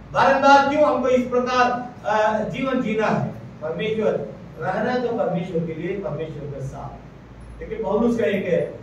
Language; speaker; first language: Hindi; non-native, local second language; Malayalam